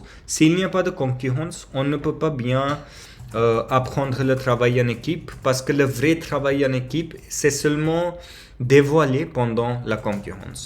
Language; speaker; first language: French; non-native, learner; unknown